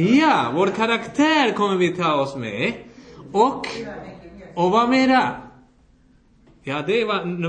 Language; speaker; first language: Swedish; non-native, fluent; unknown